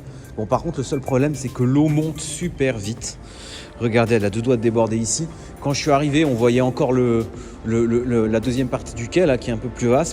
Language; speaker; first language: French; native; French